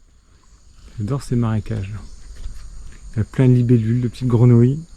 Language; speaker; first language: French; native; French